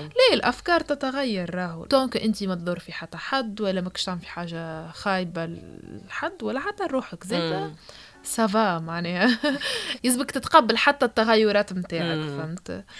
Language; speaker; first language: Arabic; native; Arabic